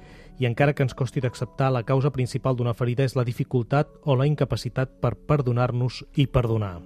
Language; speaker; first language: Catalan; native; Catalan